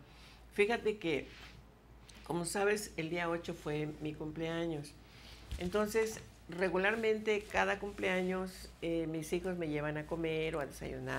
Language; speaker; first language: Spanish; native; Spanish